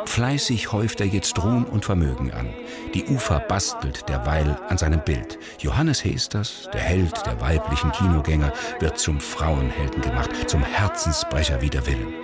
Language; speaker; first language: German; native; German